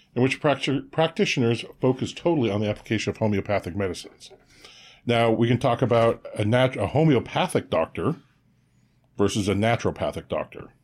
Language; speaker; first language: English; native; English